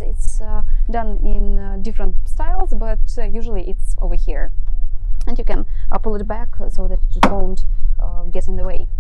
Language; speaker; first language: English; non-native, fluent; Russian